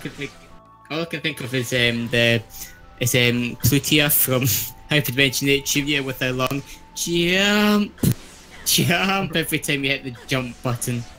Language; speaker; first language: English; native; English